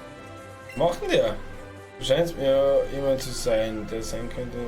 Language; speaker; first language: German; native; German